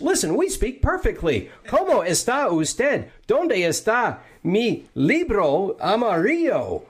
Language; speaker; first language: Spanish; non-native, learner; English